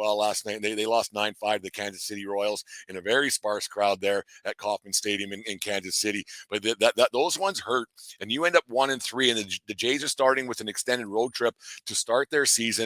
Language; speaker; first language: English; native; English